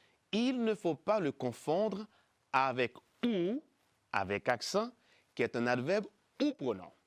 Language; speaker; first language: French; non-native, fluent; Spanish